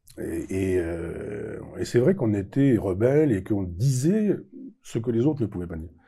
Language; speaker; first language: French; native; French